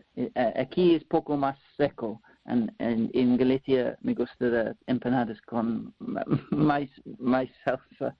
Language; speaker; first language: Spanish; non-native, learner; English